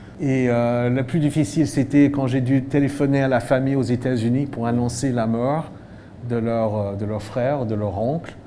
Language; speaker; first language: French; non-native, fluent; English